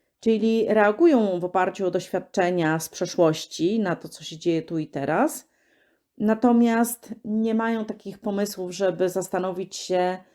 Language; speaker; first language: Polish; native; Polish